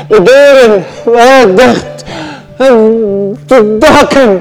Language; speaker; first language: Dutch; non-native, learner; Arabic